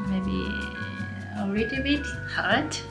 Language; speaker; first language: English; non-native, learner; Japanese